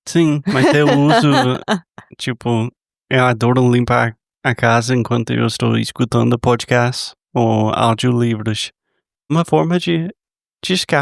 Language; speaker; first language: Portuguese; non-native, fluent; English